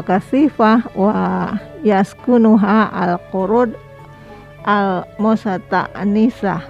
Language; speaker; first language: Arabic; non-native, fluent; Indonesian